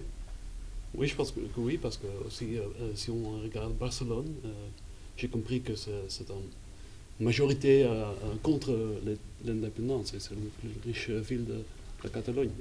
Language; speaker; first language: French; non-native, fluent; Dutch